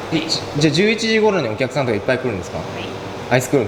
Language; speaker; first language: Japanese; native; Japanese